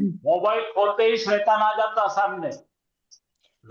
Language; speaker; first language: Hindi; native; Hindi